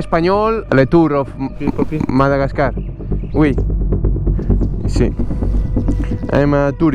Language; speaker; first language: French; non-native, learner; Spanish